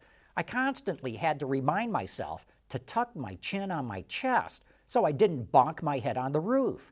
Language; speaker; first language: English; native; English